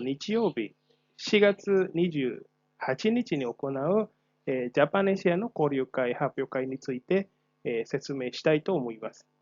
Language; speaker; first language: Japanese; non-native, fluent; Indonesian